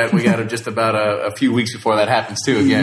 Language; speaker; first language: English; native; English